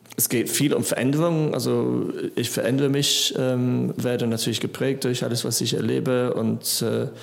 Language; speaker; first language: German; non-native, fluent; English